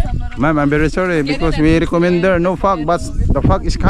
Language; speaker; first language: English; non-native, learner; Filipino